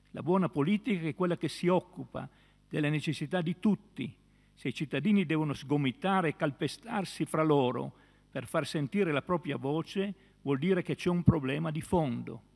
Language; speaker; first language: Italian; native; Italian